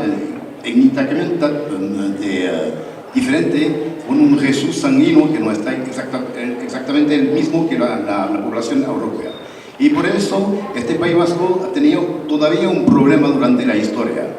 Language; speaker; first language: Spanish; non-native, learner; French